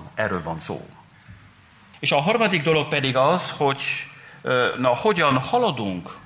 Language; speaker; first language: Hungarian; non-native, fluent; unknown